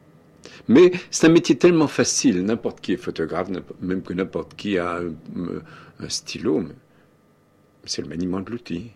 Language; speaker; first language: French; native; French